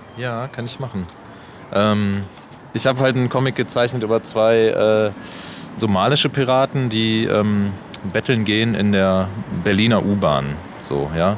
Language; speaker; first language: German; native; German